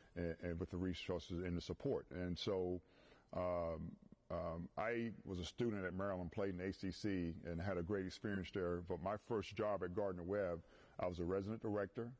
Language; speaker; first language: English; native; English